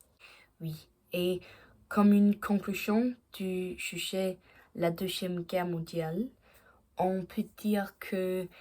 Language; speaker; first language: French; non-native, learner; Danish